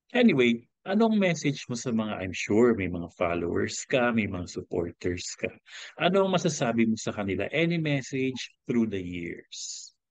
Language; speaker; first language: Filipino; native; Filipino